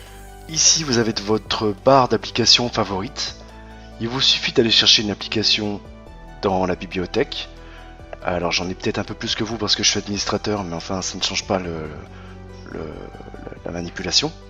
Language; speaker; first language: French; native; French